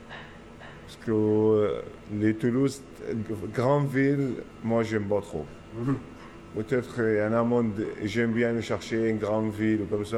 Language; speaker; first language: French; non-native, learner; Arabic